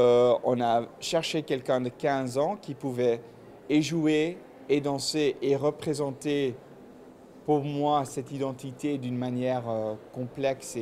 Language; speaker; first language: French; non-native, local second language; Dutch